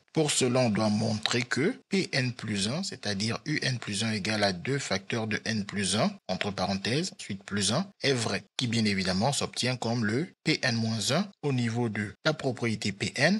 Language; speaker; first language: French; native; French